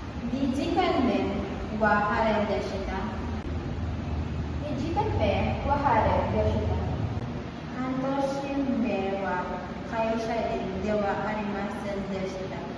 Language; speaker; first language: Japanese; non-native, learner; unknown